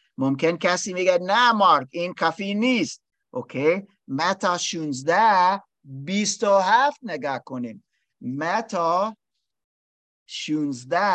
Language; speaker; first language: Persian; non-native, learner; English